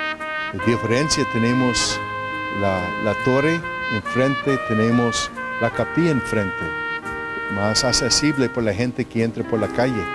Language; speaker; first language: Spanish; non-native, fluent; English